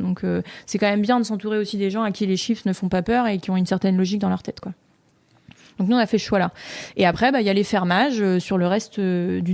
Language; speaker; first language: French; native; French